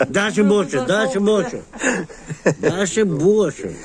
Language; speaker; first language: Russian; non-native, local second language; Kyrgyz